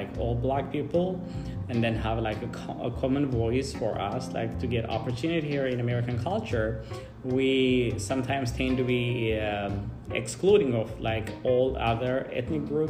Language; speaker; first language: English; non-native, fluent; Amharic